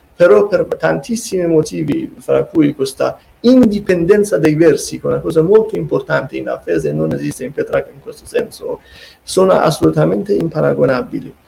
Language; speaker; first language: Italian; non-native, fluent; Persian